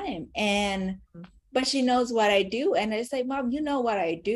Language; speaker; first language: English; non-native, fluent; Vietnamese